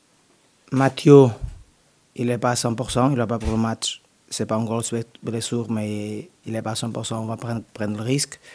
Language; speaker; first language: French; non-native, learner; Portuguese